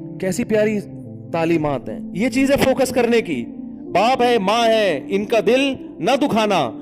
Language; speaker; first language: Urdu; native; Urdu